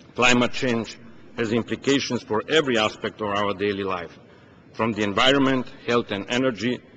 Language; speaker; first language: English; non-native, fluent; Macedonian